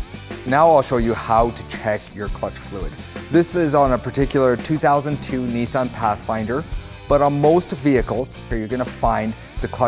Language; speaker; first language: English; native; English